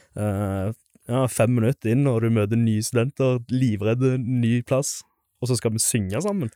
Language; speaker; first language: Norwegian; native; Norwegian